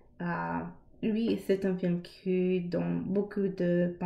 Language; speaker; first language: French; non-native, learner; English